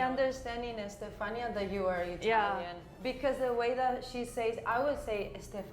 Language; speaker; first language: English; non-native, fluent; Spanish